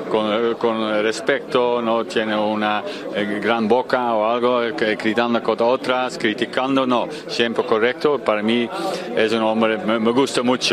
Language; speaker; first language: Spanish; non-native, fluent; Dutch